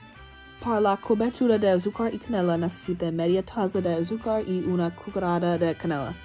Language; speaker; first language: Spanish; non-native, learner; English